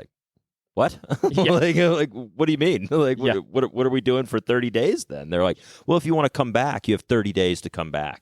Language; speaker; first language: English; native; English